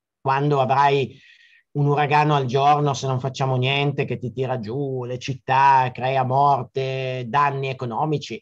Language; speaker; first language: Italian; native; Italian